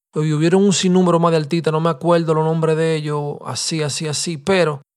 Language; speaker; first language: Spanish; early bilingual, heritage; Spanish